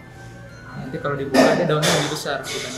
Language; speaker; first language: Indonesian; native; Indonesian